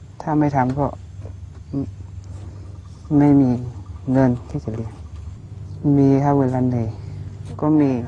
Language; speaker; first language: Thai; non-native, local second language; Akha